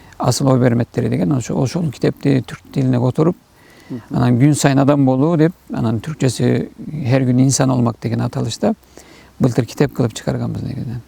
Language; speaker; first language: Kyrgyz; non-native, fluent; Turkish